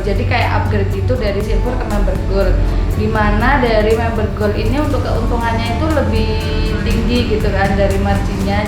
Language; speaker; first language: Indonesian; native; Indonesian